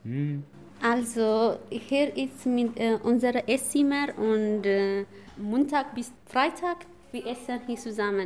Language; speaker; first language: German; non-native, learner; Amharic